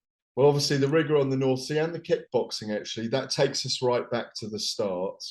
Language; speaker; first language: English; native; English